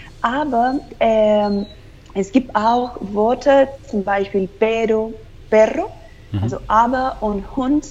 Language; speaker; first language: German; non-native, fluent; Spanish